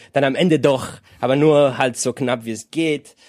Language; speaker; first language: German; non-native, fluent; Spanish